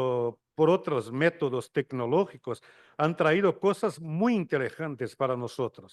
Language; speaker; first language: Spanish; non-native, fluent; Portuguese